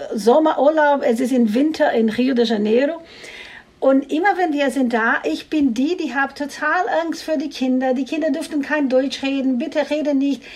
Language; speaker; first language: German; non-native, fluent; Portuguese